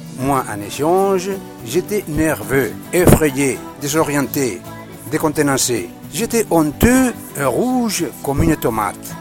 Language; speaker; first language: French; non-native, learner; Spanish